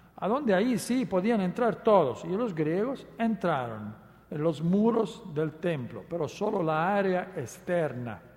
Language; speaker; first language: Spanish; non-native, fluent; Italian